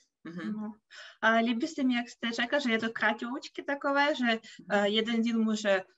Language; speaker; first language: Czech; non-native, learner; Russian